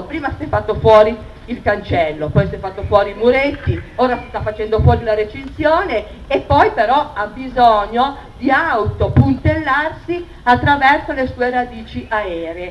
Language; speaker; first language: Italian; native; Italian